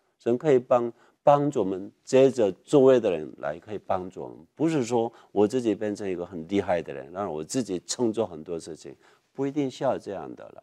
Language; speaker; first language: Chinese; non-native, fluent; Korean